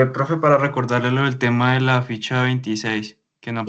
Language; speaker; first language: Spanish; native; Spanish